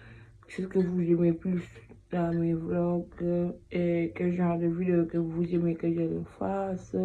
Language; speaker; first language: French; non-native, fluent; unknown